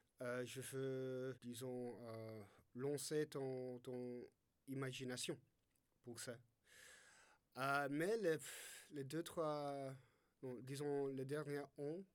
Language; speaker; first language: French; non-native, fluent; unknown